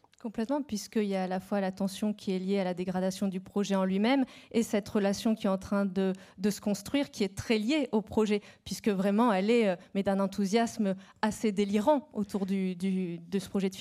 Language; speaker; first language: French; native; French